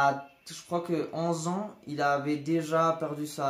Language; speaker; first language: French; non-native, learner; Spanish